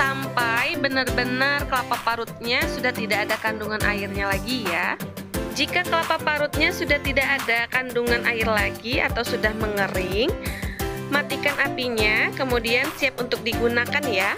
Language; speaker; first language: Indonesian; native; Indonesian